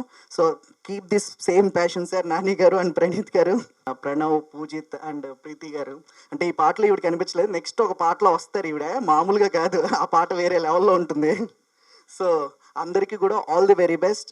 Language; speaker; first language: Telugu; native; Telugu